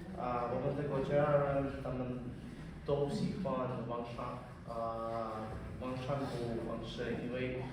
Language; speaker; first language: Chinese; non-native, learner; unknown